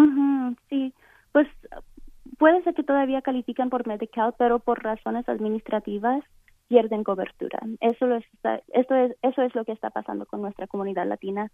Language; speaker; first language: Spanish; early bilingual, heritage; Spanish